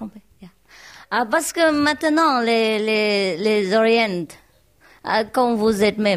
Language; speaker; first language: French; non-native, learner; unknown